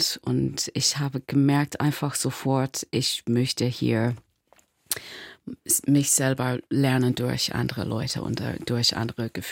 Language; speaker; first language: German; non-native, learner; English